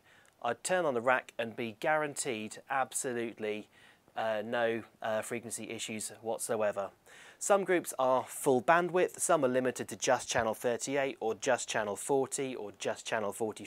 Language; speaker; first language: English; native; English